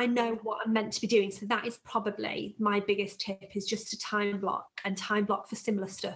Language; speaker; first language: English; native; English